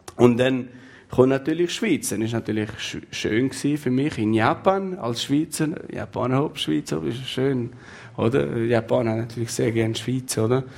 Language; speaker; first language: German; non-native, fluent; Albanian